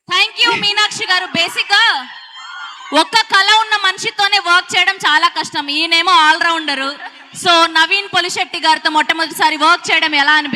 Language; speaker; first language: Telugu; native; Telugu